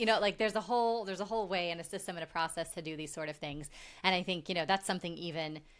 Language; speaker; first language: English; native; English